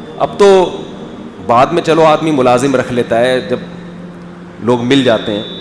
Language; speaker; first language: Urdu; native; Urdu